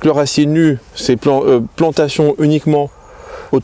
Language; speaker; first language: French; native; French